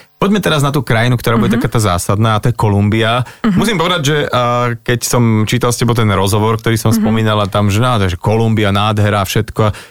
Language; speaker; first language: Slovak; native; Slovak